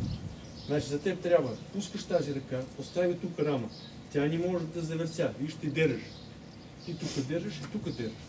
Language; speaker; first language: Bulgarian; non-native, learner; Russian